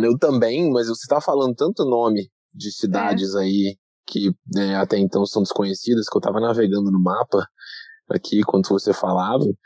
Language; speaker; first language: Portuguese; native; Portuguese